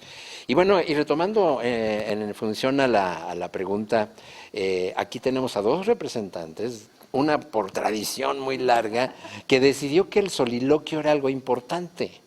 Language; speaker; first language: Spanish; native; Spanish